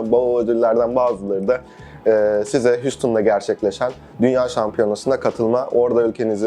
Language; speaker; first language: Turkish; native; Turkish